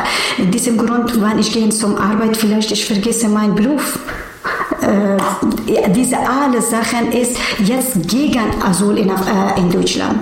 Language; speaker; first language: German; non-native, learner; Persian